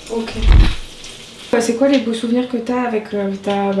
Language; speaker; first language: French; early bilingual, other home language; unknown